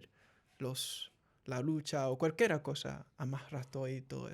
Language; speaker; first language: Spanish; early bilingual, heritage; English